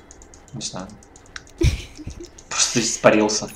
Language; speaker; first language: Russian; native; Russian